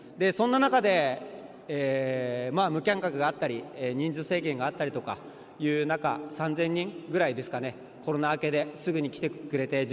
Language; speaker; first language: Japanese; native; Japanese